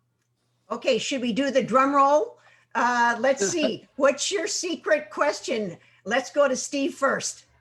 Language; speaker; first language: English; native; English